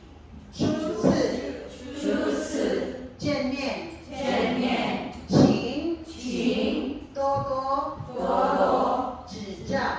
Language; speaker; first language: Chinese; non-native, fluent; Filipino